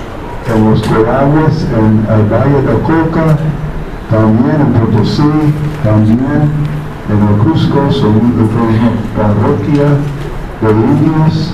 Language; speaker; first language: Spanish; non-native, fluent; English